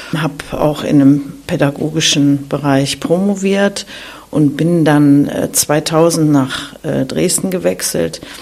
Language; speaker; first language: German; native; German